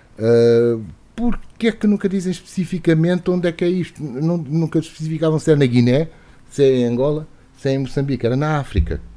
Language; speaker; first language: Portuguese; native; Portuguese